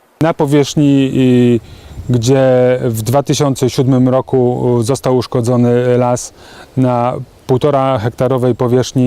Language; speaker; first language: Polish; native; Polish